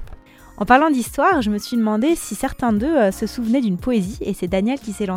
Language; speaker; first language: French; native; French